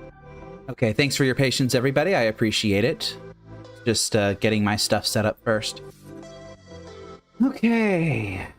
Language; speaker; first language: English; native; English